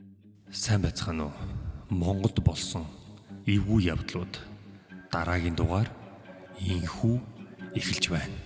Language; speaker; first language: Mongolian; native; Mongolian